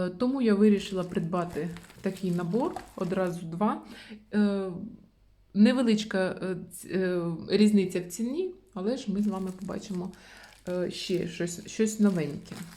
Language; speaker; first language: Ukrainian; non-native, local second language; Russian